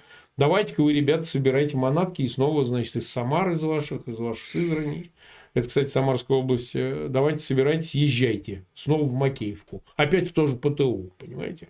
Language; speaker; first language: Russian; native; Russian